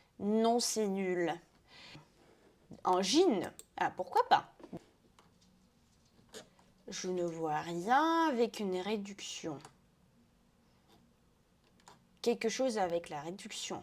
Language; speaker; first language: French; non-native, fluent; Russian